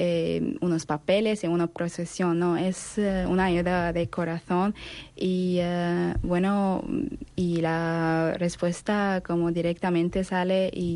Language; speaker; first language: Spanish; non-native, learner; Arabic